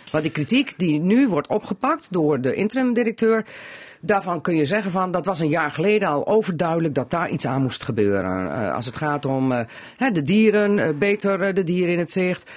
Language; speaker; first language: Dutch; native; Dutch